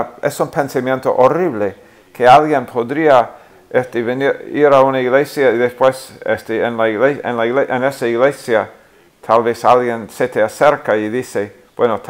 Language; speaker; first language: Spanish; non-native, fluent; English